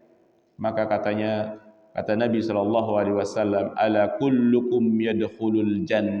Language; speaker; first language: Indonesian; native; Indonesian